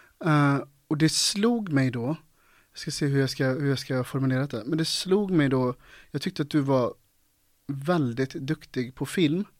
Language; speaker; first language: Swedish; native; Swedish